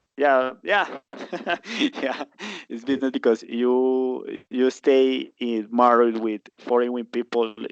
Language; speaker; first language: English; non-native, learner; Spanish